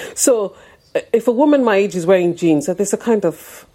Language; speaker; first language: English; non-native, local second language; Yoruba